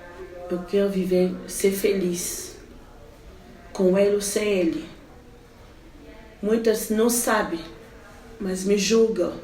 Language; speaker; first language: Portuguese; non-native, fluent; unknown